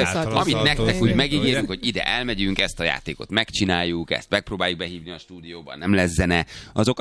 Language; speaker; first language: Hungarian; native; Hungarian